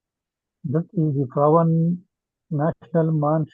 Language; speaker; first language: German; non-native, learner; Urdu